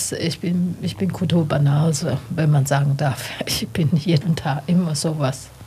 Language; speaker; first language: German; non-native, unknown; Chinese